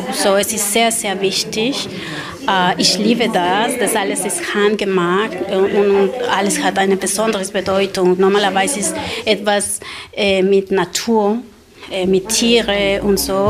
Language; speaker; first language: German; non-native, learner; Spanish